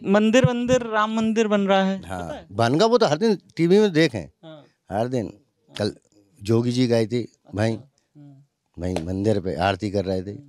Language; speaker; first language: Hindi; native; Hindi